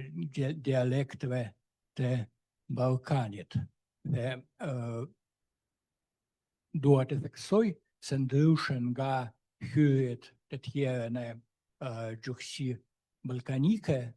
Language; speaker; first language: Albanian; non-native, fluent; Russian